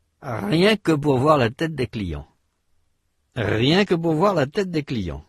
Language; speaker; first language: French; native; French